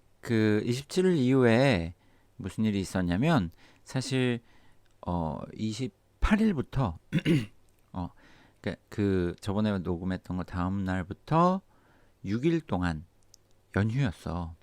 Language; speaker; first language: Korean; native; Korean